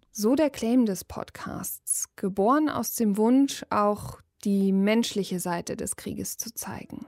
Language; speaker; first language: German; native; German